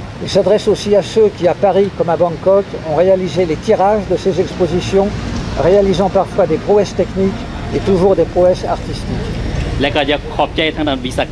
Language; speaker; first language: French; native; French